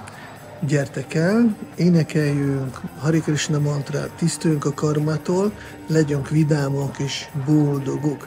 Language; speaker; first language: Hungarian; non-native, fluent; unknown